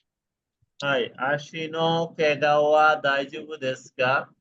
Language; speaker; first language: Japanese; non-native, fluent; Bangla